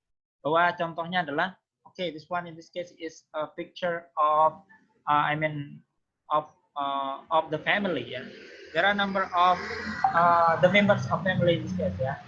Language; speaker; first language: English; non-native, fluent; Indonesian